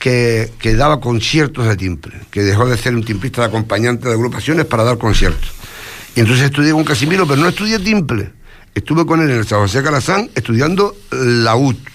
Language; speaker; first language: Spanish; native; Spanish